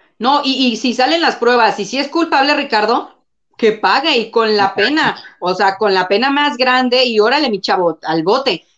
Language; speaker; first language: Spanish; native; Spanish